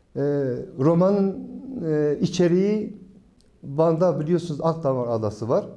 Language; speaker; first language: Turkish; non-native, local second language; Kurdish